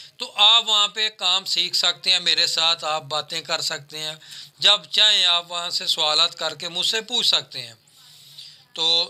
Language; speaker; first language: Urdu; non-native, local second language; Punjabi